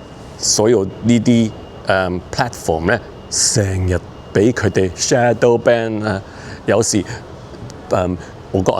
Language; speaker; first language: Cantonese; early bilingual, heritage; Cantonese